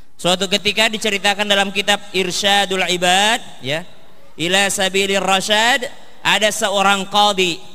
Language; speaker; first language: Indonesian; native; Indonesian